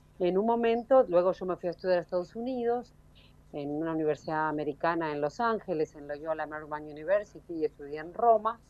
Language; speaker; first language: Spanish; native; Spanish